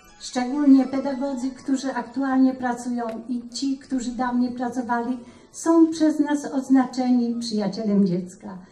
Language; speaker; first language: Polish; native; Polish